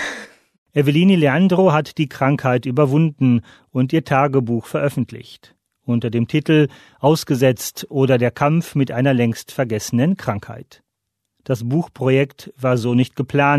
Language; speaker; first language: German; native; German